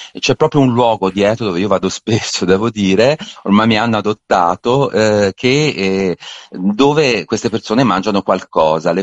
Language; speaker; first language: Italian; native; Italian